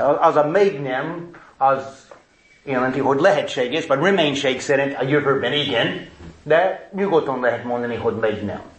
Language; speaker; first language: Hungarian; non-native, fluent; English